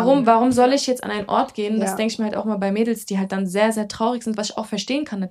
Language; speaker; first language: German; early bilingual, other home language; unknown